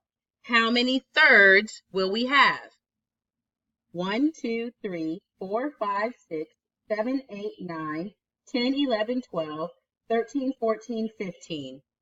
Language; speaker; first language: English; native; English